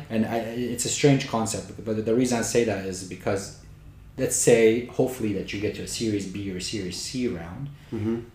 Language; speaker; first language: English; native; English